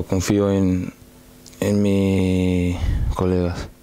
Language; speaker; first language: Spanish; non-native, learner; Portuguese